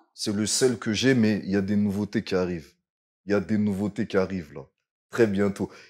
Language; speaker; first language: French; early bilingual, other home language; Lingala